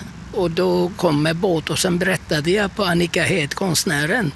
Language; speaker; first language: Swedish; non-native, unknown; Turkish